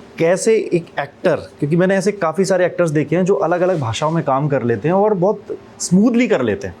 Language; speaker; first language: Hindi; native; Hindi